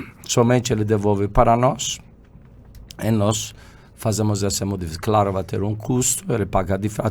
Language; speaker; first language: Portuguese; non-native, fluent; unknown